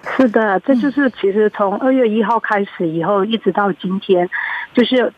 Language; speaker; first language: Chinese; early bilingual, heritage; Chinese